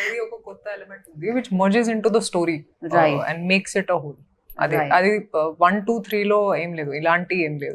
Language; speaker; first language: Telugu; non-native, fluent; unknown